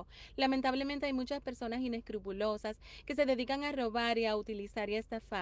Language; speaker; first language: Spanish; native; Spanish